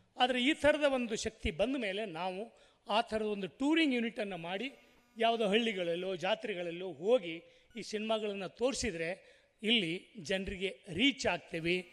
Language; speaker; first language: Kannada; native; Kannada